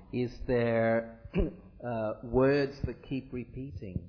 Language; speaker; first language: English; early bilingual, other home language; Italian